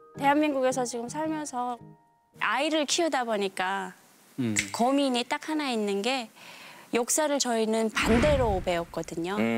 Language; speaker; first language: Korean; native; Korean